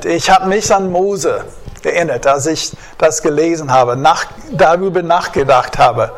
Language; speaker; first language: German; non-native, fluent; English